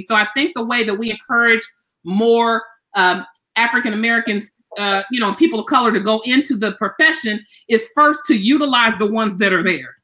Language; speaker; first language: English; native; English